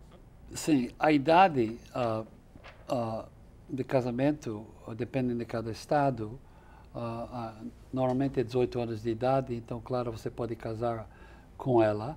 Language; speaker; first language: Portuguese; non-native, fluent; English